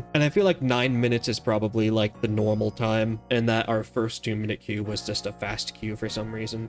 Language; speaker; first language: English; native; English